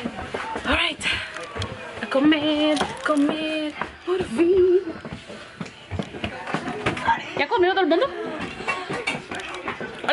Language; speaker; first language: Spanish; early bilingual, heritage; English